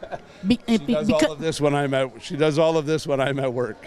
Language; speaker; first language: English; native; English